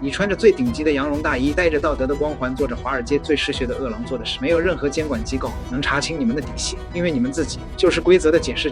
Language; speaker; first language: Chinese; native; Chinese